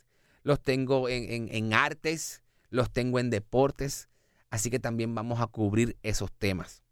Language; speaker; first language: Spanish; native; Spanish